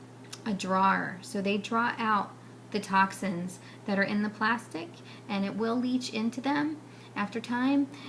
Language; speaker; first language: English; native; English